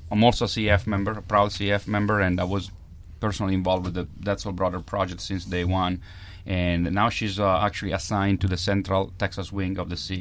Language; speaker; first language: English; non-native, fluent; Italian